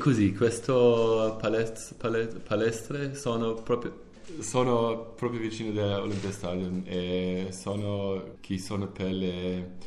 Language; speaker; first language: Italian; non-native, learner; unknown